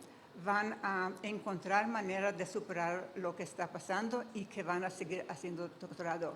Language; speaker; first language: Spanish; non-native, fluent; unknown